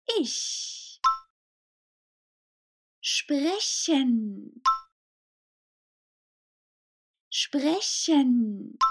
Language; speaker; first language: German; non-native, fluent; Portuguese